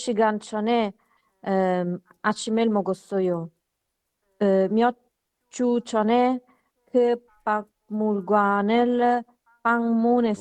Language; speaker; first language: Korean; non-native, learner; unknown